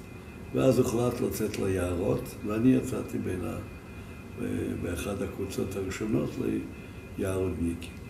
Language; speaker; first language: Hebrew; non-native, fluent; Yiddish